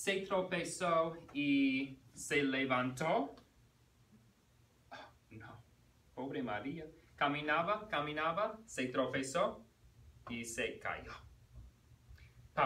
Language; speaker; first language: Spanish; non-native, fluent; English